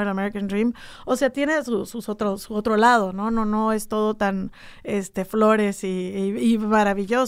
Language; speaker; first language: Spanish; native; Spanish